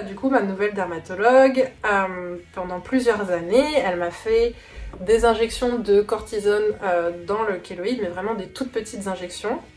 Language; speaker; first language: French; native; French